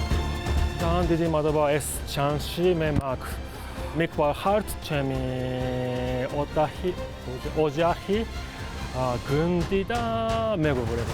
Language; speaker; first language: Georgian; non-native, learner; Japanese